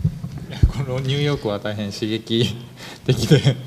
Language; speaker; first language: Japanese; native; Japanese